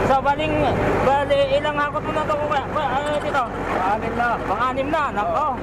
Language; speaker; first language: Filipino; native; Filipino